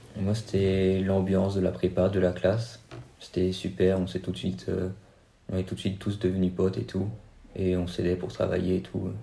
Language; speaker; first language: French; native; French